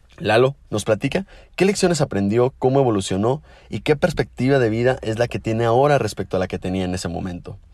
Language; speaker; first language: Spanish; native; Spanish